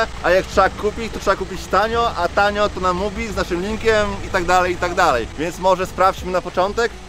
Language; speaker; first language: Polish; native; Polish